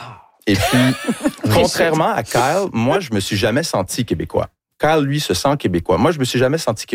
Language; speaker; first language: French; early bilingual, other home language; English